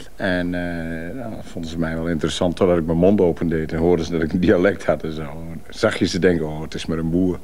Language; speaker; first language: Dutch; native; Dutch